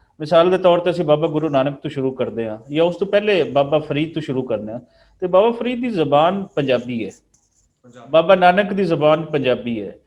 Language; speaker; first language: Punjabi; native; Punjabi